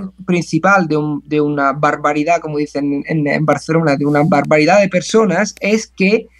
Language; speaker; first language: Spanish; non-native, fluent; Italian